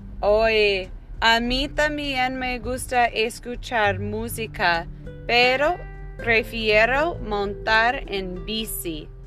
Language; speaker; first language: Spanish; non-native, fluent; English